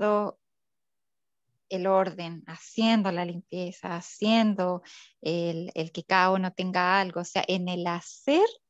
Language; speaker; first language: Spanish; native; Spanish